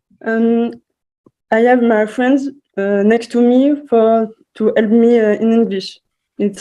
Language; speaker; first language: English; non-native, learner; French